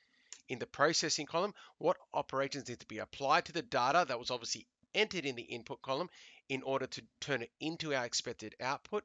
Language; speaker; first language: English; native; English